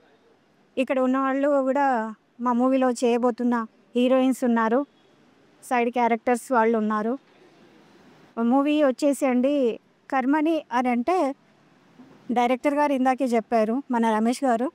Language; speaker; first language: Telugu; native; Telugu